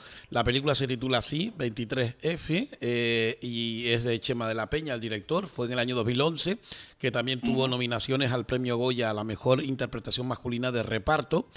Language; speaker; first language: Spanish; native; Spanish